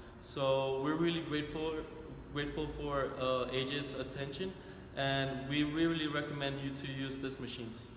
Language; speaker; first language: English; non-native, fluent; Spanish